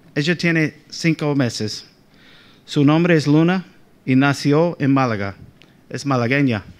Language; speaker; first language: Spanish; non-native, fluent; English